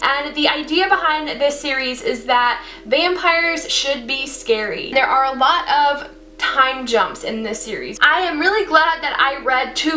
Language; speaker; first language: English; native; English